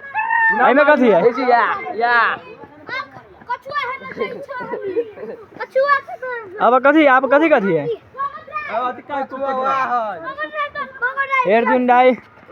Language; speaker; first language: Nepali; non-native, local second language; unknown